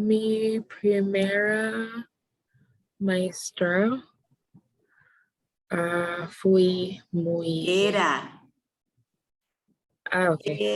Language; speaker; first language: Spanish; non-native, learner; English